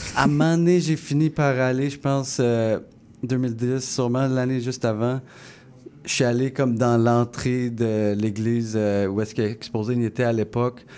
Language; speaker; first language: French; non-native, local second language; English